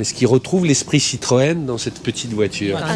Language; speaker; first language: French; native; French